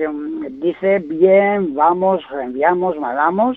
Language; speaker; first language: Spanish; non-native, learner; Greek